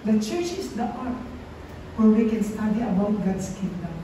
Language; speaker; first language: English; non-native, local second language; Filipino